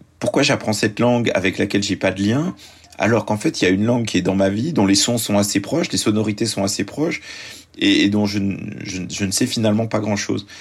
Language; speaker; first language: French; early bilingual, other home language; Arabic